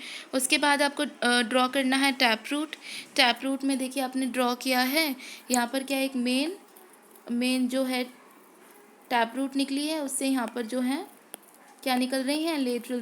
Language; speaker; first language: Hindi; native; Hindi